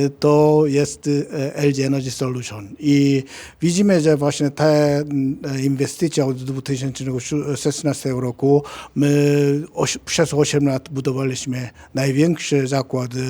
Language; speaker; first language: Polish; non-native, learner; Korean